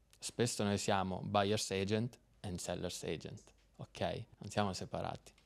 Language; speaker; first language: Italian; native; Italian